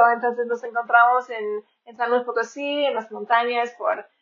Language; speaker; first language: Spanish; non-native, fluent; English